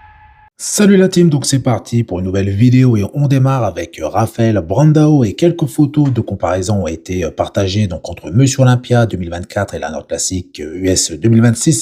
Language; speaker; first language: French; native; French